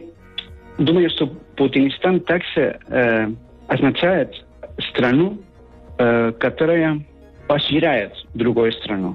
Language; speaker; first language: Russian; non-native, learner; Spanish